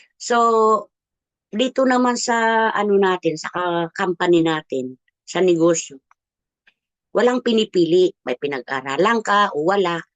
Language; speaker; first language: Filipino; non-native, local second language; Cebuano